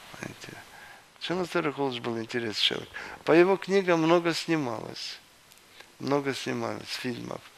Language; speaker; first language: Russian; non-native, local second language; Kyrgyz